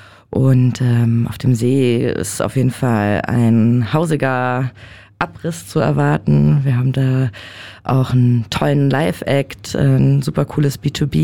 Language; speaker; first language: German; native; German